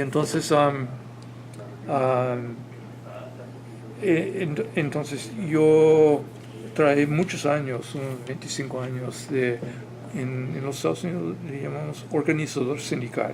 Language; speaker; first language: Spanish; non-native, fluent; English